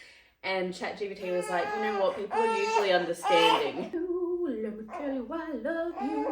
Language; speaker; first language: English; native; English